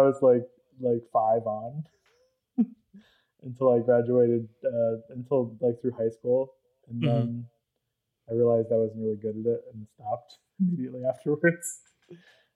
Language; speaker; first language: English; native; English